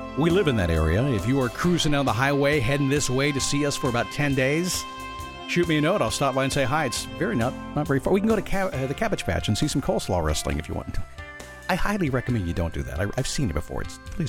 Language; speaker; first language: English; native; English